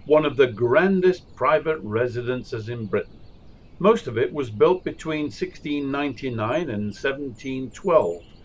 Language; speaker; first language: English; native; English